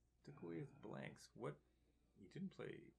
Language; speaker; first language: English; native; English